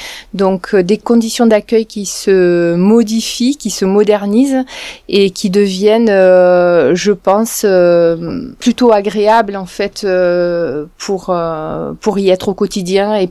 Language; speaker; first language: French; native; French